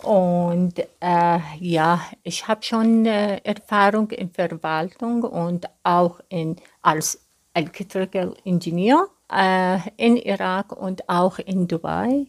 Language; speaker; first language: German; non-native, learner; Arabic